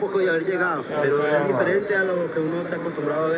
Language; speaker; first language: Spanish; native; Spanish